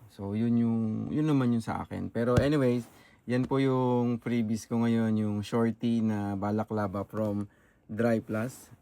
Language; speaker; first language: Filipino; native; Filipino